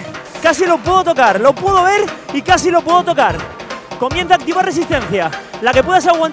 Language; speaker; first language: Spanish; native; Spanish